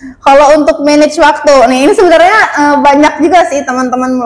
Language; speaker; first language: Indonesian; native; Indonesian